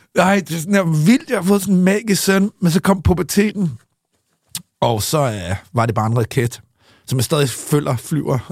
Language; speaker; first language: Danish; early bilingual, other home language; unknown